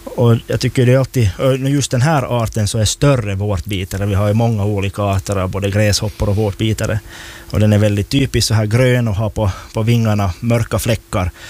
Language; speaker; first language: Swedish; native; Swedish